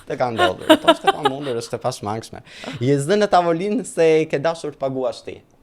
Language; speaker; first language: Albanian; native; Albanian